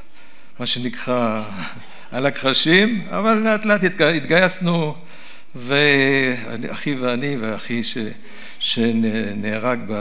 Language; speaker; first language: Hebrew; early bilingual, other home language; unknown